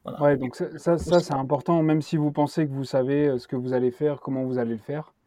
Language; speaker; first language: French; native; French